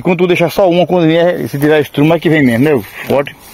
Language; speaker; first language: Portuguese; native; Portuguese